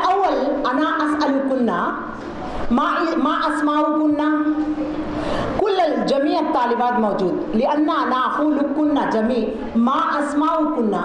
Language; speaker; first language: Arabic; non-native, learner; Urdu